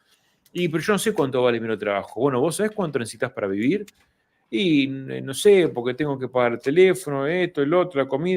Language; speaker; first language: Spanish; native; Spanish